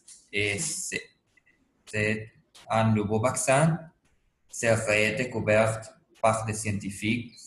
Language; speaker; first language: French; non-native, fluent; Spanish